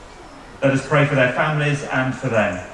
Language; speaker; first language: English; native; English